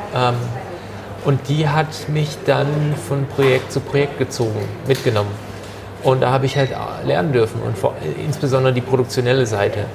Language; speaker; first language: German; early bilingual, other home language; Turkish